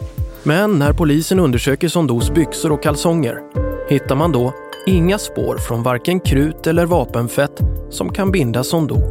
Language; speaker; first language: Swedish; native; Swedish